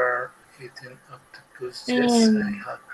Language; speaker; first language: English; non-native, learner; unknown